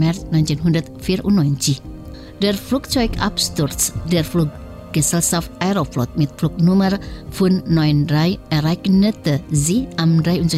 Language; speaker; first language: German; non-native, fluent; Indonesian